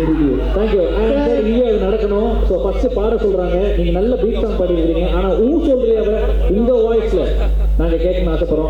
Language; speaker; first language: Tamil; native; Tamil